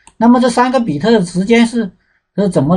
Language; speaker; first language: Chinese; native; Chinese